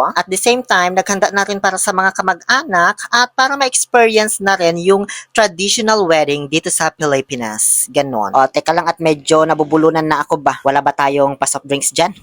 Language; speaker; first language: Filipino; non-native, local second language; Pangasinan